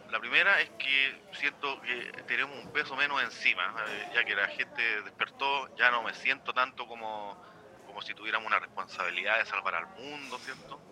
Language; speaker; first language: Spanish; native; Spanish